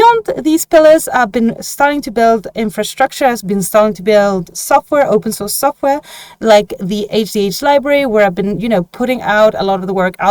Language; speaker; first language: English; non-native, fluent; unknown